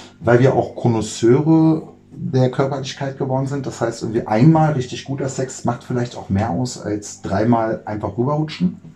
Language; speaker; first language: German; native; German